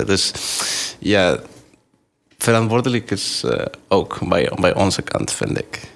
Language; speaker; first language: Dutch; non-native, fluent; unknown